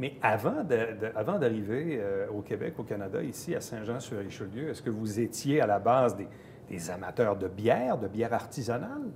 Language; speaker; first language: French; native; French